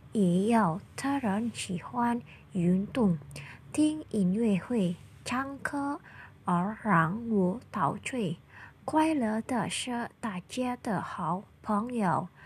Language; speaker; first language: Chinese; non-native, learner; Indonesian